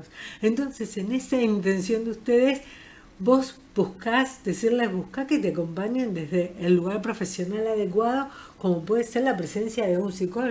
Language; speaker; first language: Spanish; native; Spanish